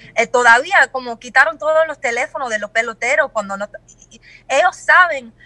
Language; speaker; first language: Spanish; early bilingual, heritage; Spanish